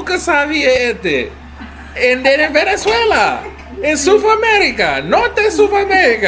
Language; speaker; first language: Spanish; non-native, learner; English